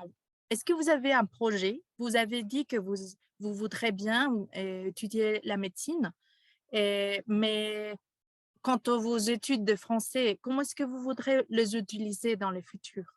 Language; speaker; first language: French; non-native, fluent; Spanish